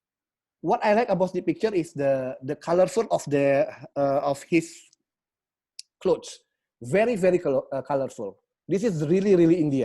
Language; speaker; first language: English; non-native, learner; Indonesian